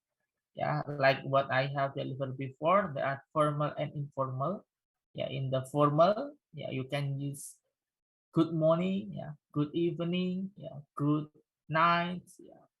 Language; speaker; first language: English; non-native, fluent; Indonesian